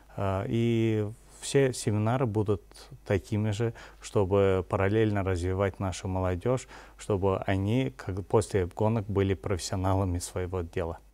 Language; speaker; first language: Russian; non-native, local second language; Azerbaijani